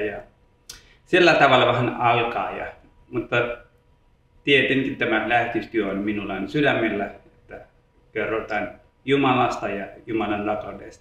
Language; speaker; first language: Finnish; non-native, learner; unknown